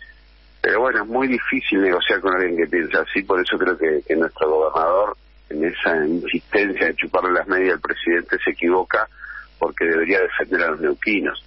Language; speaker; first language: Spanish; native; Spanish